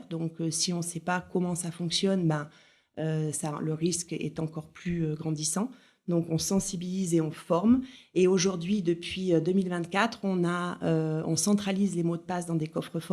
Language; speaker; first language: French; native; French